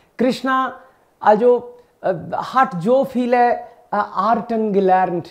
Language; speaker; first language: German; non-native, fluent; Hindi